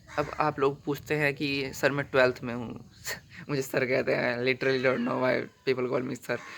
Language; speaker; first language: Hindi; native; Hindi